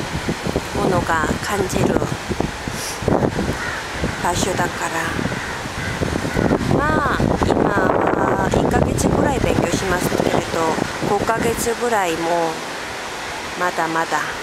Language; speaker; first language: Japanese; non-native, learner; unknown